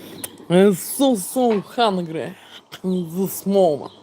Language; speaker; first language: English; non-native, learner; Russian